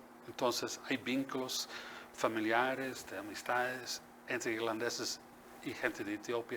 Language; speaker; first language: Spanish; non-native, fluent; English